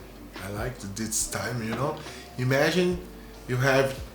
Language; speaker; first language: English; non-native, learner; Portuguese